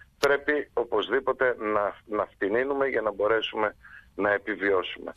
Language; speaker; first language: Greek; early bilingual, heritage; Greek